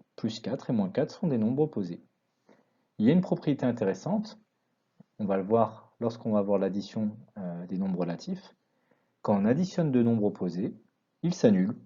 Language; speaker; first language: French; native; French